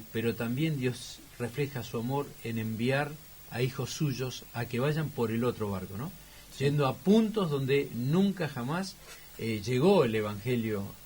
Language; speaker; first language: Spanish; native; Spanish